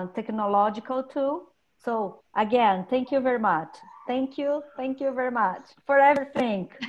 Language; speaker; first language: English; non-native, fluent; Portuguese